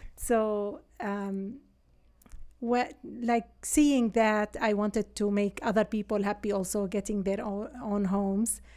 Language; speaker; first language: English; non-native, fluent; Arabic